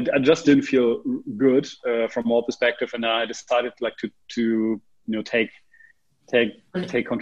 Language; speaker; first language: English; non-native, fluent; German